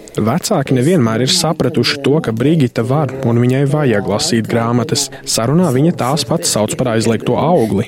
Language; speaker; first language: Latvian; native; Latvian